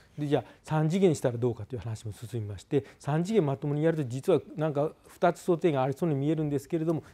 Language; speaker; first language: Japanese; native; Japanese